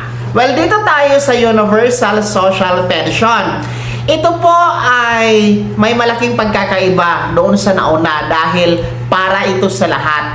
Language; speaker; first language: Filipino; native; Filipino